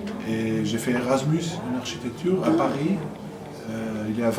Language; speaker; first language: French; non-native, fluent; Portuguese